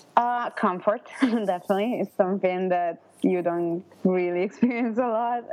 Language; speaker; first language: English; non-native, fluent; Italian